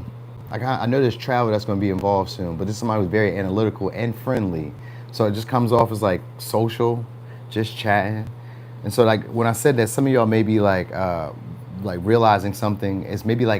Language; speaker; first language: English; native; English